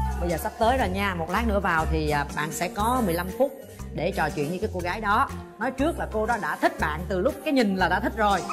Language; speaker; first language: Vietnamese; native; Vietnamese